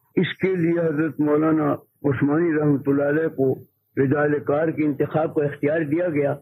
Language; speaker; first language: Urdu; native; Urdu